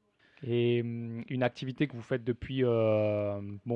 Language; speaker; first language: French; native; French